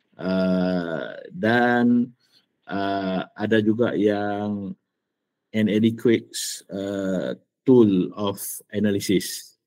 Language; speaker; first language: Malay; native; Malay